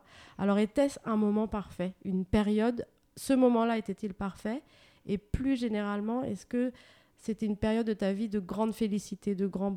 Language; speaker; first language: French; native; French